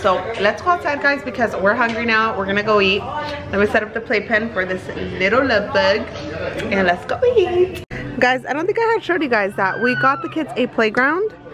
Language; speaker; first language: English; early bilingual, other home language; Spanish